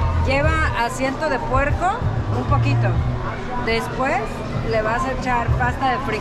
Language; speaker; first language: Spanish; native; Spanish